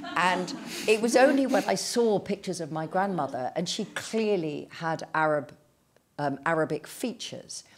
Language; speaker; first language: English; native; English